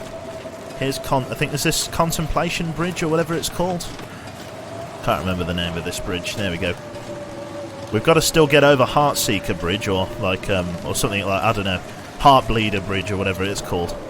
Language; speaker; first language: English; native; English